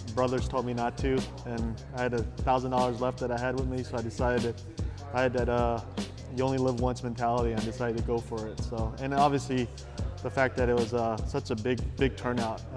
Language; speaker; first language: English; native; English